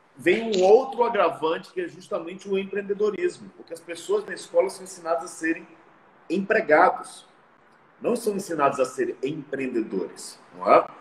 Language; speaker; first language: Portuguese; native; Portuguese